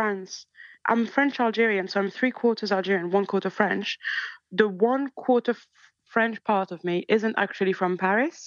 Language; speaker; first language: English; non-native, fluent; French